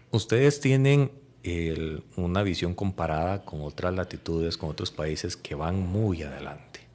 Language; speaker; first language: Spanish; native; Spanish